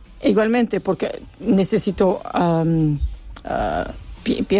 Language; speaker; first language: Spanish; non-native, learner; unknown